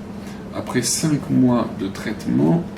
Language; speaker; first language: French; non-native, fluent; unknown